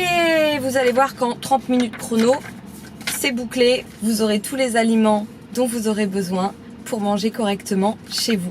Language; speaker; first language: French; native; French